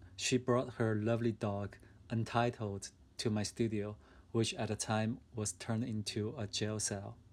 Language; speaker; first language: English; non-native, fluent; Chinese